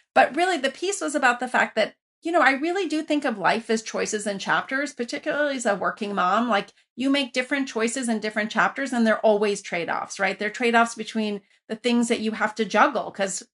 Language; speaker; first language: English; early bilingual, other home language; Persian